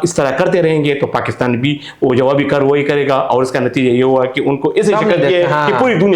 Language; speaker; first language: Urdu; non-native, local second language; Pashto